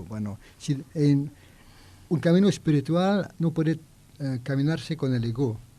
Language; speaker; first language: Spanish; non-native, learner; French